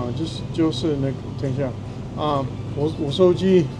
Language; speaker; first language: Chinese; non-native, fluent; English